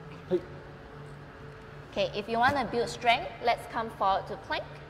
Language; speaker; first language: English; non-native, local second language; Chinese